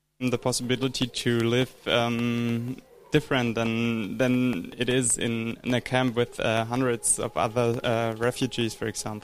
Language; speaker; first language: English; non-native, fluent; German